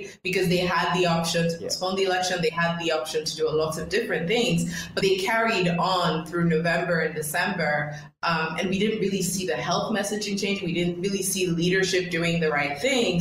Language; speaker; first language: English; non-native, local second language; Krio